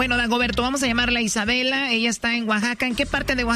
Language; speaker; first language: Spanish; native; Spanish